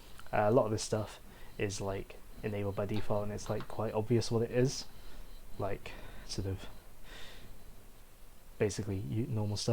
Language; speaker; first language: English; native; English